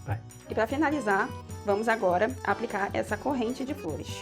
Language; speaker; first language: Portuguese; native; Portuguese